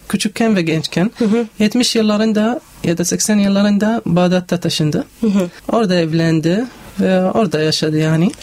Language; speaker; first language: Turkish; non-native, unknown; Arabic